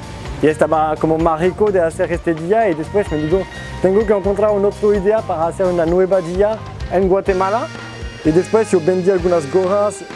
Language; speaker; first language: Spanish; non-native, learner; French